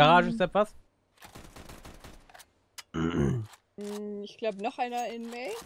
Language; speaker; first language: German; native; German